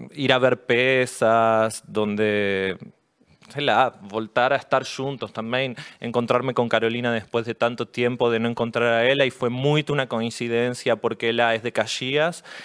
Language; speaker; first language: Portuguese; non-native, learner; Spanish